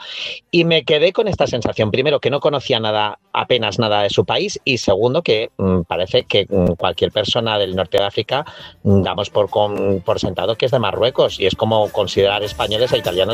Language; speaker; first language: Spanish; native; Spanish